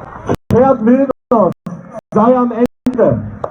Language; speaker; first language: German; native; German